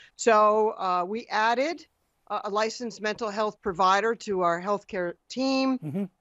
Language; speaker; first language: English; native; English